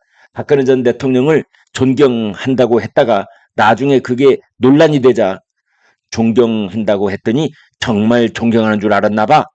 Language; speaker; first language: Korean; native; Korean